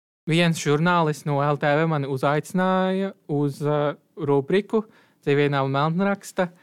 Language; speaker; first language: Latvian; non-native, fluent; Turkish